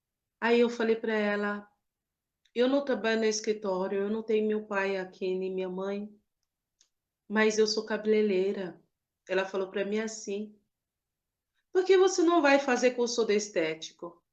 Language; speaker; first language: Portuguese; non-native, fluent; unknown